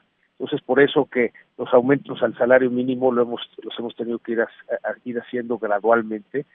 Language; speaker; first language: Spanish; native; Spanish